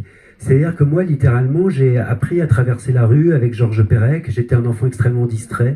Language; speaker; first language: French; native; French